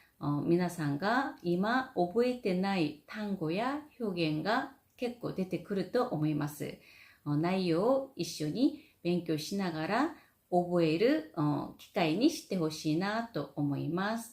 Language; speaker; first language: Japanese; non-native, fluent; Korean